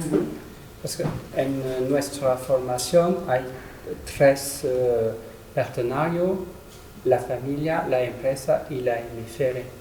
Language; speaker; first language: Spanish; non-native, learner; French